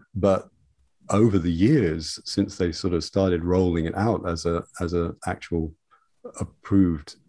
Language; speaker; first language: English; native; English